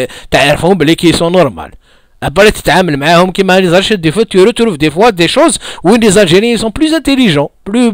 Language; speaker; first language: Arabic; native; Arabic